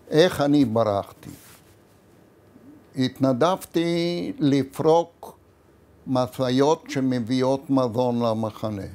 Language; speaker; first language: Hebrew; non-native, fluent; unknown